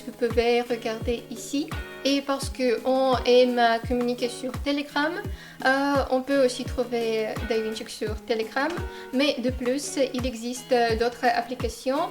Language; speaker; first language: French; non-native, fluent; Russian